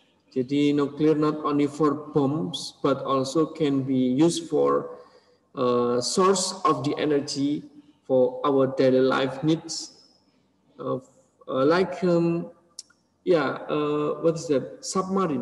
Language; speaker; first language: English; non-native, learner; Indonesian